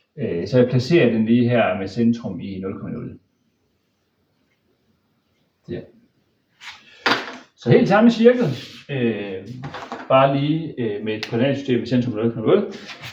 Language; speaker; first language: Danish; native; Danish